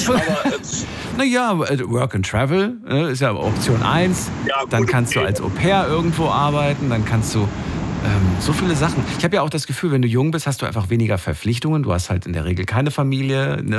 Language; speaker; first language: German; native; German